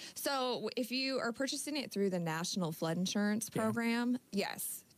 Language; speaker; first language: English; native; English